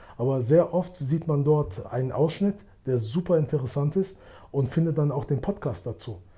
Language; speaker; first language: German; early bilingual, other home language; Albanian